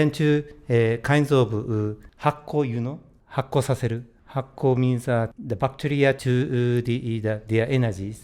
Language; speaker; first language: English; non-native, learner; Japanese